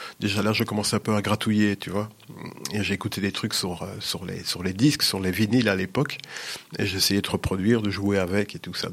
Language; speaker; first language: French; early bilingual, other home language; Sicilian